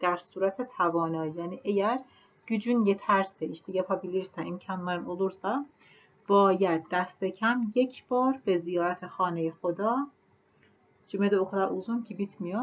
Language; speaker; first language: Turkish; non-native, fluent; Persian